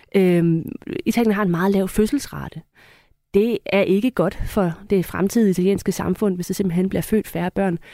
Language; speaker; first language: Danish; native; Danish